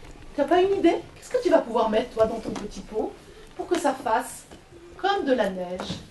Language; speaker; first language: French; native; French